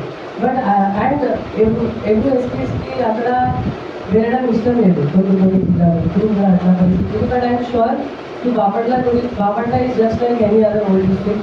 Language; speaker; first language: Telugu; non-native, fluent; Hindi